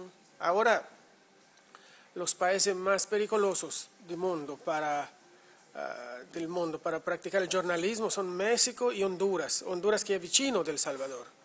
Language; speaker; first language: Italian; non-native, learner; Spanish